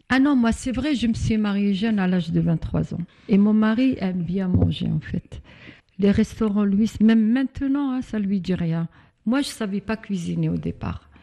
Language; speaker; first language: French; non-native, local second language; Arabic